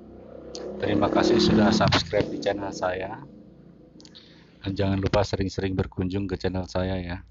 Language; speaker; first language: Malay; non-native, local second language; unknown